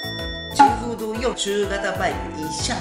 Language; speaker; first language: Chinese; non-native, fluent; Japanese